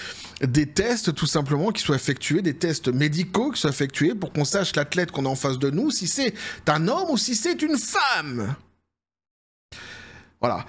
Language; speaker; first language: French; native; French